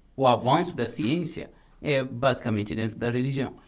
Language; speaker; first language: Portuguese; non-native, fluent; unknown